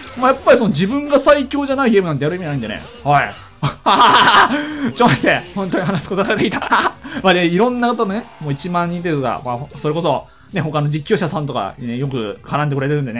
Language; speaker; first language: Japanese; native; Japanese